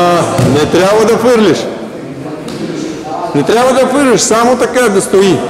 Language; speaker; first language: Bulgarian; non-native, learner; Russian